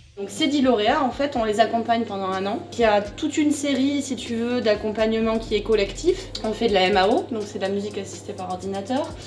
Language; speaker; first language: French; native; French